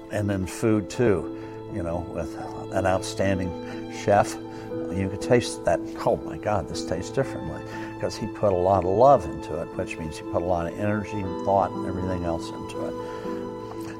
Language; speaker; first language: English; native; English